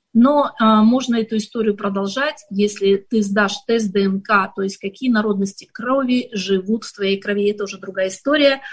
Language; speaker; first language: Russian; native; Russian